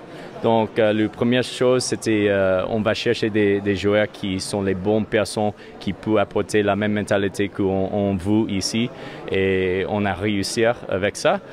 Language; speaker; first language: French; non-native, learner; English